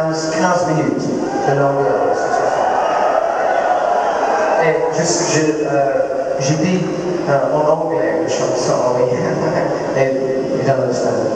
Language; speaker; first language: French; non-native, learner; English